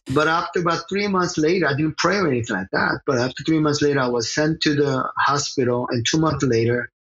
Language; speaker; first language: English; early bilingual, other home language; Korean